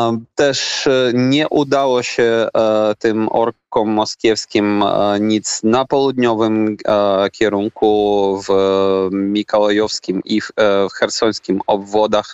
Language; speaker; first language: Polish; non-native, fluent; Ukrainian